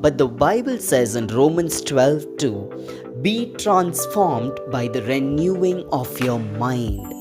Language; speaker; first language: English; non-native, local second language; Tamil